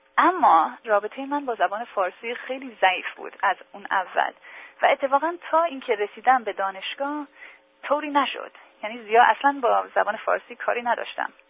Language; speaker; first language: Persian; early bilingual, heritage; English